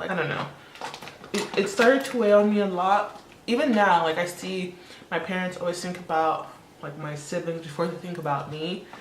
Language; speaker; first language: English; early bilingual, other home language; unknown